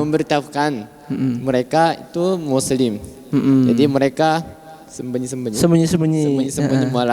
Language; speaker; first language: Indonesian; non-native, fluent; Japanese